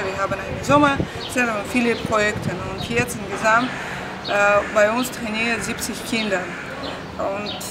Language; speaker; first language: German; non-native, learner; Russian